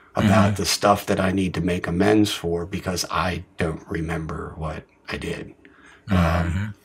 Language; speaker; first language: English; native; English